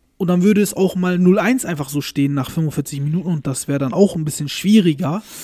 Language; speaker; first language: German; early bilingual, other home language; Turkish